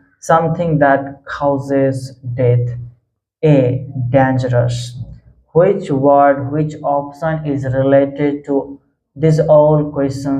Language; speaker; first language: English; non-native, local second language; Hindi